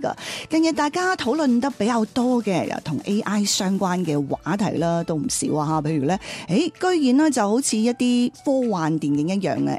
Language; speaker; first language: Chinese; non-native, local second language; Cantonese